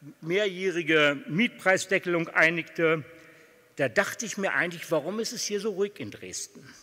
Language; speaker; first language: German; native; German